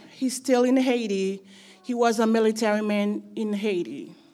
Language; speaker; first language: English; non-native, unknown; Haitian Creole